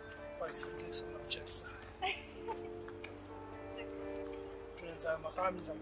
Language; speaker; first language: Polish; native; Polish